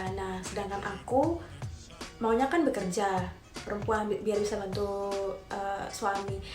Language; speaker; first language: Indonesian; native; Indonesian